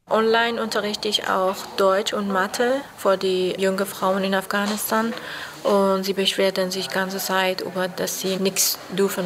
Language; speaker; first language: German; non-native, fluent; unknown